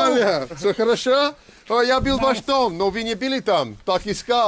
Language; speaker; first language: Russian; non-native, learner; English